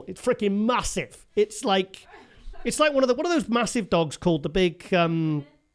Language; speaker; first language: English; native; English